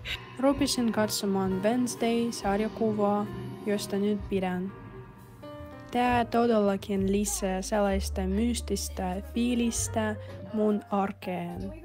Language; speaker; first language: Finnish; non-native, learner; Russian